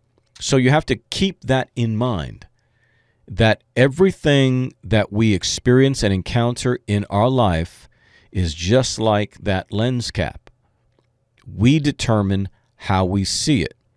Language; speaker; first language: English; native; English